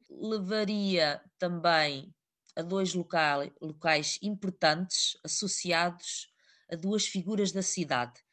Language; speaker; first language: Portuguese; native; Portuguese